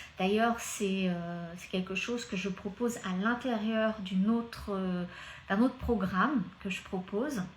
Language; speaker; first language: French; native; French